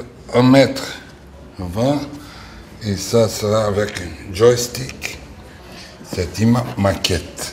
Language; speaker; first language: French; non-native, fluent; Portuguese